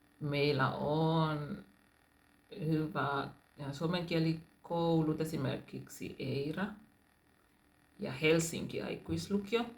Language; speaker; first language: Finnish; non-native, learner; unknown